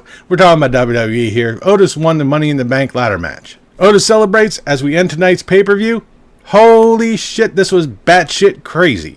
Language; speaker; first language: English; native; English